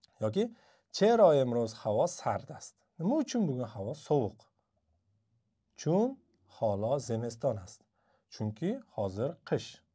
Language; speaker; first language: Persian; non-native, fluent; Uzbek